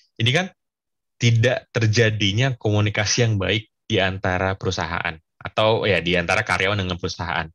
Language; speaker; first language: Indonesian; native; Indonesian